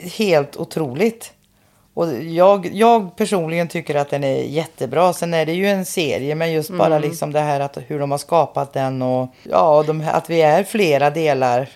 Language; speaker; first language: Swedish; native; Swedish